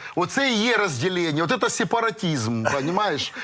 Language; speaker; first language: Ukrainian; non-native, local second language; Russian